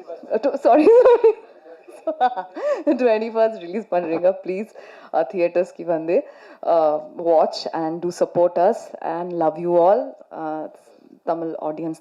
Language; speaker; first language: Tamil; non-native, learner; Bangla